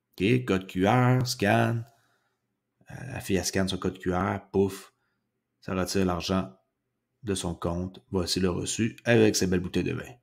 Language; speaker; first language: French; native; French